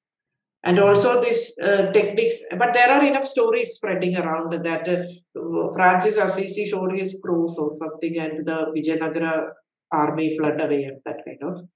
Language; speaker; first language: English; non-native, local second language; Malayalam